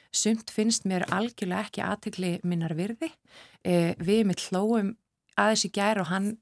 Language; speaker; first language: Icelandic; native; Icelandic